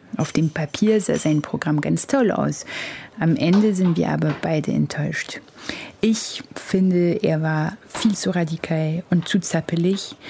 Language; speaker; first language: German; non-native, fluent; French